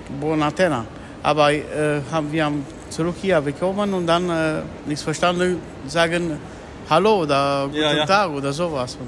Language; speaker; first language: German; non-native, learner; Romanian